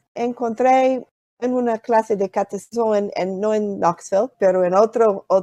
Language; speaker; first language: Spanish; non-native, fluent; English